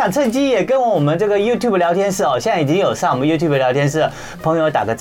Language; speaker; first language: Chinese; native; Chinese